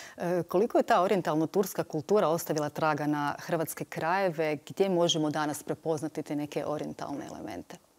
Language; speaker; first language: Croatian; native; Croatian